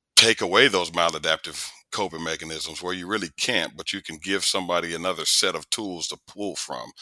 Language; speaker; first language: English; native; English